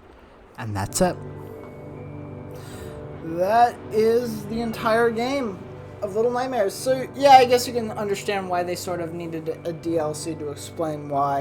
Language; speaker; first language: English; native; English